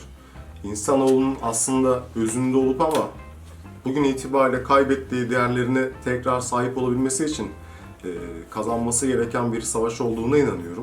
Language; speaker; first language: Turkish; native; Turkish